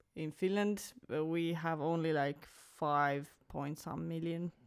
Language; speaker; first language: English; non-native, fluent; Finnish